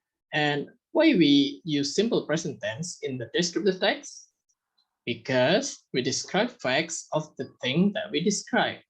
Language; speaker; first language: English; non-native, fluent; Indonesian